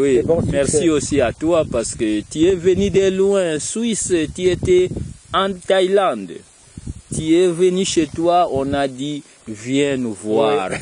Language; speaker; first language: French; non-native, local second language; Kongo